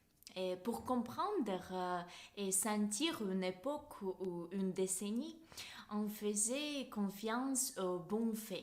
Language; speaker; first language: French; non-native, fluent; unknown